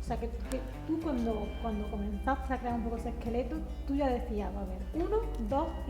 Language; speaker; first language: Spanish; native; Spanish